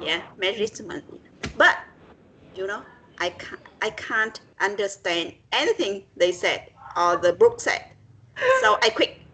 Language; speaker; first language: English; non-native, learner; Vietnamese